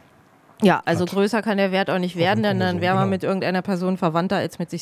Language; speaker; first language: German; native; German